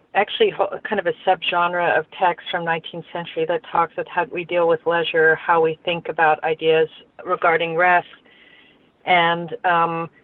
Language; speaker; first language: English; native; English